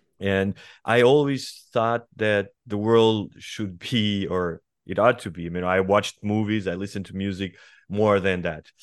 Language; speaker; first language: English; non-native, fluent; Portuguese